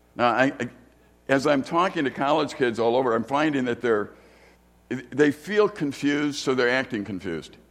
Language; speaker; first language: English; native; English